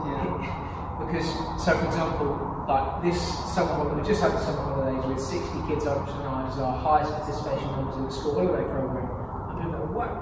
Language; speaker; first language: English; native; English